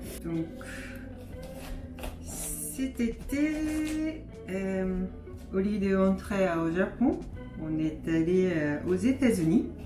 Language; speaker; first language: French; non-native, fluent; Japanese